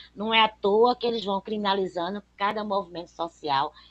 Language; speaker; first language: Portuguese; native; Portuguese